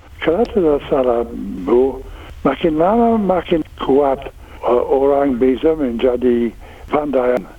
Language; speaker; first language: Indonesian; non-native, learner; English